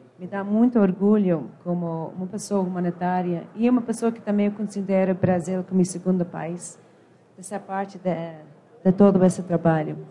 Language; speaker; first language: Portuguese; non-native, fluent; English